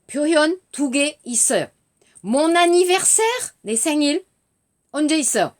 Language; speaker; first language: Korean; non-native, learner; French